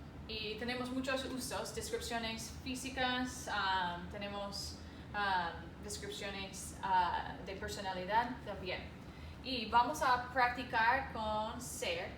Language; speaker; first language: Spanish; non-native, fluent; English